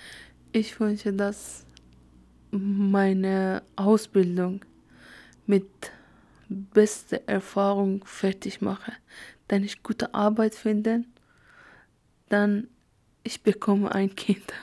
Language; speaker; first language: German; non-native, learner; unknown